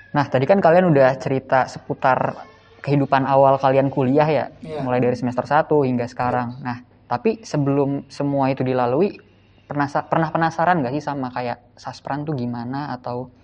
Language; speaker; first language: Indonesian; native; Indonesian